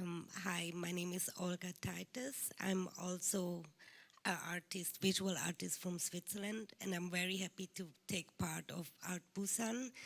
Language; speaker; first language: English; non-native, fluent; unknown